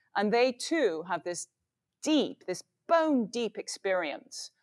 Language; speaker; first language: English; native; English